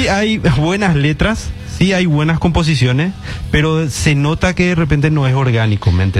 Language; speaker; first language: Spanish; native; Spanish